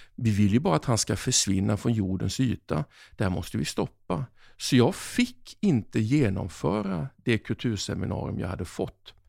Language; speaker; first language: Swedish; native; Swedish